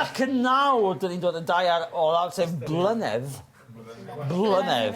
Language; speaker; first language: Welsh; non-native, fluent; English